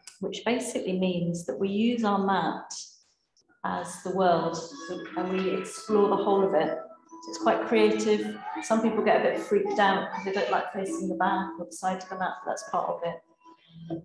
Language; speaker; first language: English; native; English